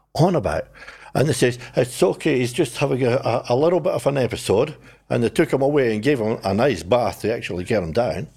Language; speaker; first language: English; native; English